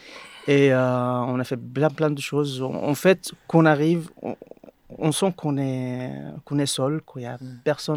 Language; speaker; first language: French; non-native, learner; Arabic